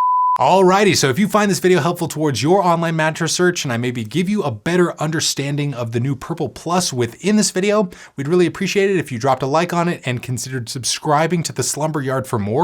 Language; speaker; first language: English; native; English